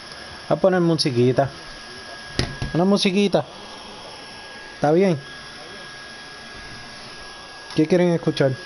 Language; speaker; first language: Spanish; native; Spanish